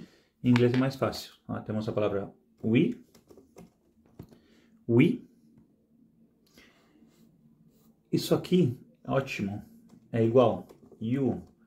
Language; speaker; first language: Portuguese; non-native, fluent; Spanish